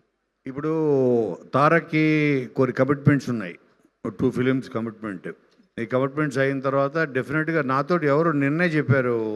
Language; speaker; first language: Telugu; native; Telugu